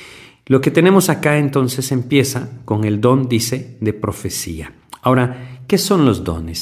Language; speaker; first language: Spanish; native; Spanish